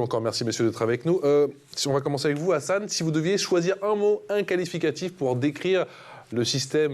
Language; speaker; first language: French; native; French